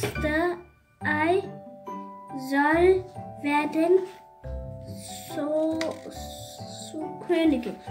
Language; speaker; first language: German; early bilingual, other home language; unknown